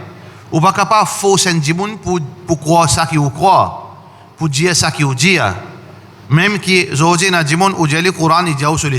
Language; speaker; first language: French; non-native, learner; Morisyen